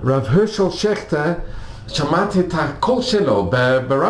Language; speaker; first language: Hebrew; non-native, fluent; English